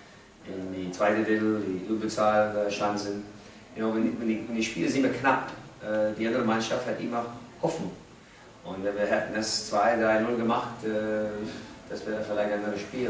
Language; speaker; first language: German; non-native, fluent; English